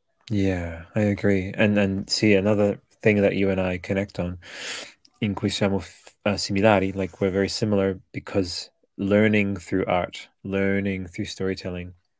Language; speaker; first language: English; early bilingual, other home language; Italian